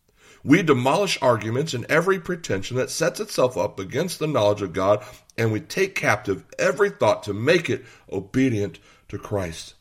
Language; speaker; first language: English; native; English